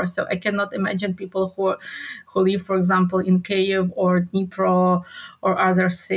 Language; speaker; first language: English; non-native, fluent; Ukrainian